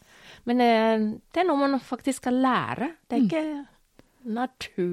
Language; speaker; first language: Norwegian; non-native, fluent; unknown